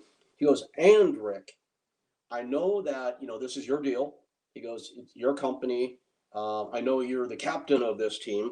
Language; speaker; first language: English; native; English